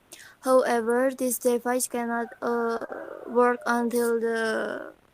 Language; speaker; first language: English; non-native, learner; Indonesian